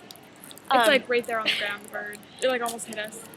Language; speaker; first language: English; native; English